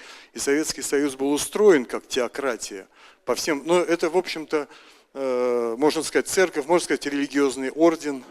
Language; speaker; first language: Russian; native; Russian